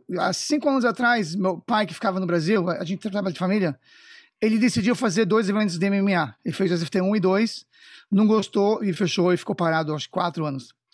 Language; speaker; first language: Portuguese; non-native, fluent; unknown